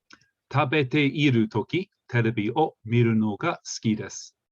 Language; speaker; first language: Japanese; non-native, fluent; English